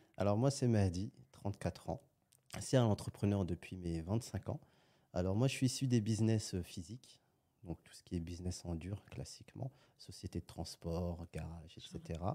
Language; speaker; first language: French; native; French